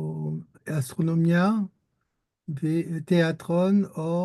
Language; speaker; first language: Hebrew; non-native, learner; French